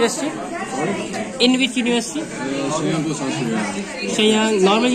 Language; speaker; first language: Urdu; non-native, local second language; Punjabi